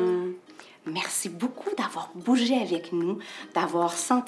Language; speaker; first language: French; native; French